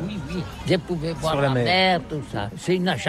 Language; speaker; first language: French; non-native, learner; Catalan